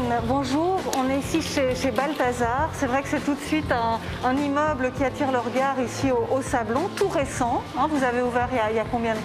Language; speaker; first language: French; native; French